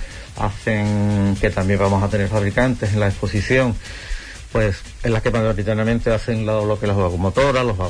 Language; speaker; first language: Spanish; native; Spanish